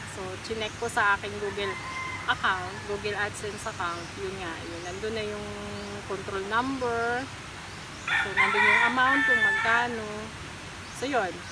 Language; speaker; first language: Filipino; non-native, local second language; Waray